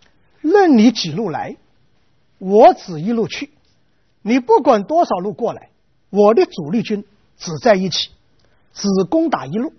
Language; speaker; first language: Chinese; native; Chinese